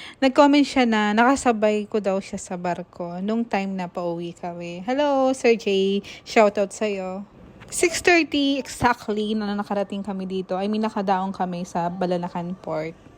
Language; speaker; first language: Filipino; native; Filipino